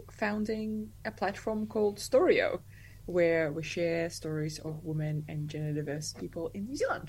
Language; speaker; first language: English; non-native, fluent; Russian